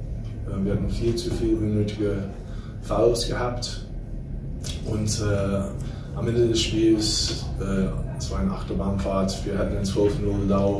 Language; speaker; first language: German; non-native, fluent; English